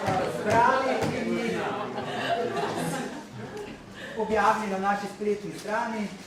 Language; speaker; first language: Slovenian; native; Slovenian